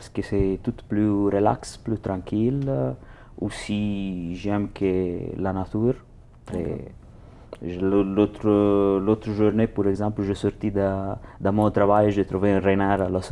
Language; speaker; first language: French; non-native, learner; Italian